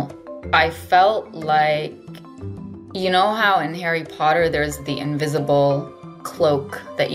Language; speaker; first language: English; non-native, fluent; Arabic